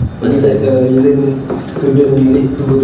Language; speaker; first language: English; non-native, learner; Malay